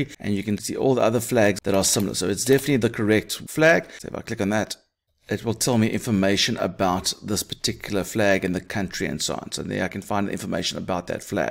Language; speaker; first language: English; native; English